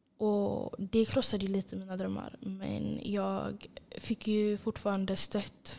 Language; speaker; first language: Swedish; early bilingual, other home language; Somali